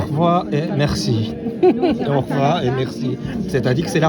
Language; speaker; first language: French; non-native, learner; Japanese